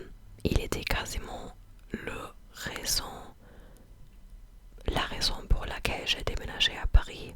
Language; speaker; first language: French; non-native, fluent; English